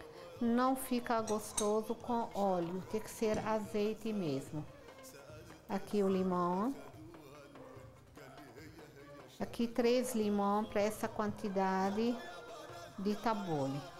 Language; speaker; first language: Portuguese; non-native, fluent; Arabic